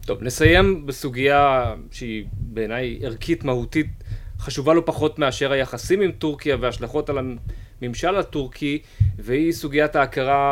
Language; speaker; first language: Hebrew; native; Hebrew